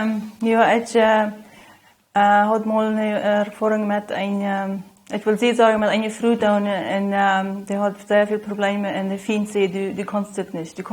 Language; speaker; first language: German; non-native, local second language; Plautdietsch